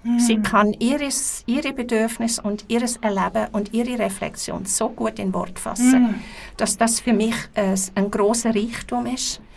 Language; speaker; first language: German; native; German